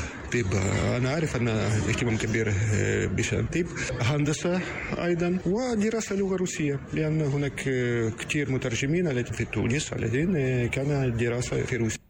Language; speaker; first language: Arabic; non-native, learner; Russian